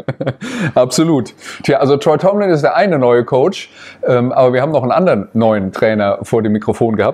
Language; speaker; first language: German; native; German